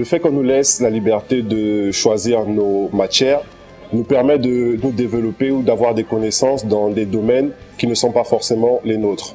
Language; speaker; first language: French; non-native, local second language; Lingala